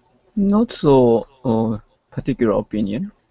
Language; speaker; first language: English; non-native, learner; Japanese